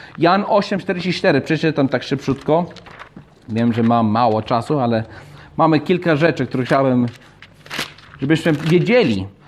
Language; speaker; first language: Polish; non-native, fluent; English